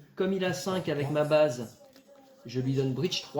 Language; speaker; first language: French; native; French